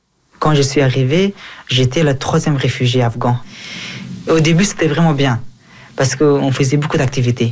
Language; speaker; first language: French; early bilingual, other home language; Persian